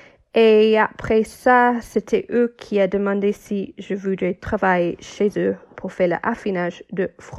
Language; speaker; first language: French; non-native, fluent; English